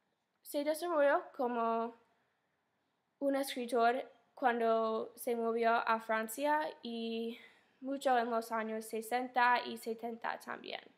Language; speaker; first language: Spanish; non-native, fluent; English